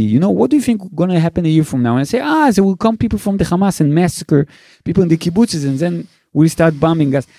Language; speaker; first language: English; non-native, fluent; Hebrew